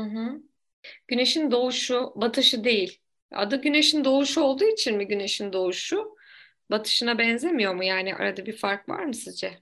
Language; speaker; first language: Turkish; native; Turkish